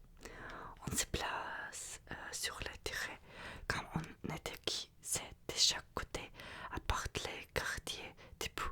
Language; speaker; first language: French; non-native, learner; Russian